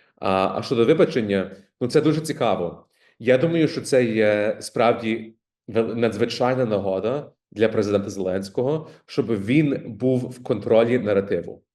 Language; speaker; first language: Ukrainian; early bilingual, heritage; Ukrainian